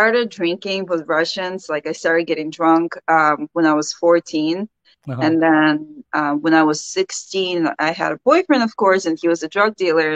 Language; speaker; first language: English; early bilingual, other home language; Ukrainian